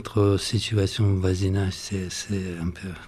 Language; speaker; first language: French; non-native, learner; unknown